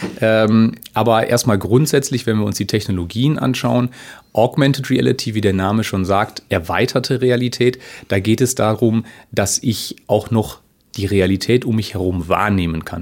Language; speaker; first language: German; native; German